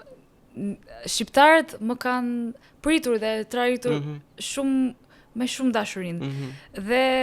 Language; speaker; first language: Albanian; non-native, learner; English